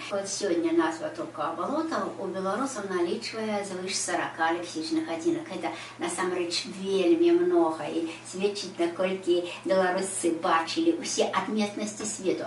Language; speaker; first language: Belarusian; native; Belarusian